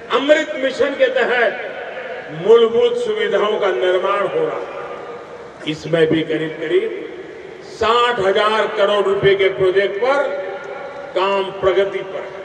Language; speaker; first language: Hindi; non-native, local second language; Gujarati